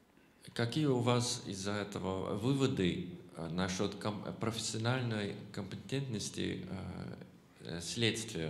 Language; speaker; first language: Russian; non-native, fluent; Dutch